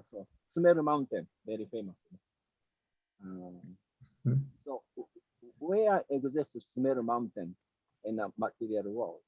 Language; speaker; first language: English; non-native, learner; Japanese